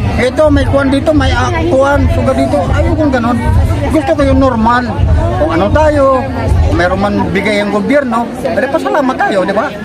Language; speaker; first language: Filipino; non-native, local second language; Waray